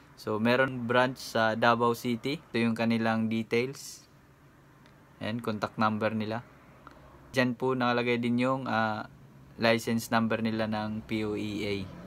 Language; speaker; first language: Filipino; non-native, local second language; Cebuano